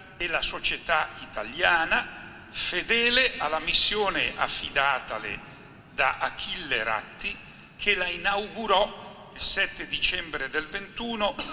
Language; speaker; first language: Italian; native; Italian